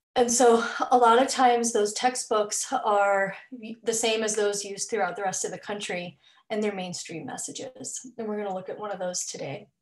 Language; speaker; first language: English; native; English